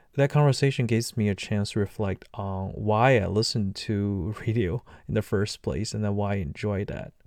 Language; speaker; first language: English; non-native, fluent; Chinese